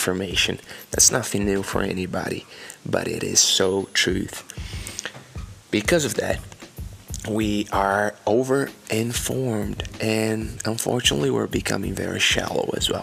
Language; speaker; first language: English; non-native, fluent; Portuguese